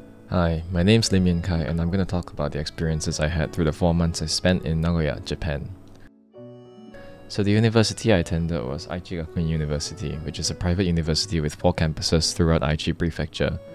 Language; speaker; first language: English; non-native, local second language; Chinese